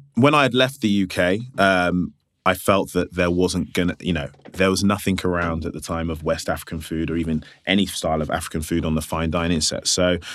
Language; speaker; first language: English; native; English